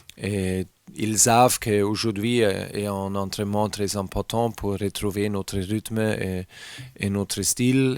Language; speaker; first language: French; non-native, learner; German